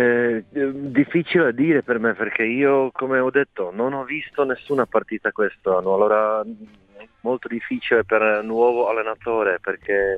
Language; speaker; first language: Italian; non-native, fluent; Czech